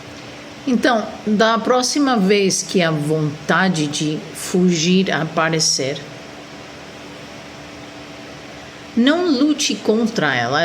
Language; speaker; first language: Portuguese; non-native, fluent; Spanish